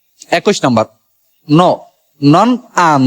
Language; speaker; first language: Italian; non-native, learner; Bangla